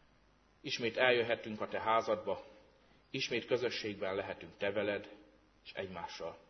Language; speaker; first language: Hungarian; native; Hungarian